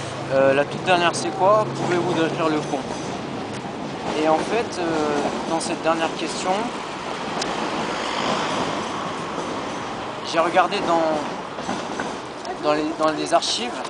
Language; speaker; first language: French; native; French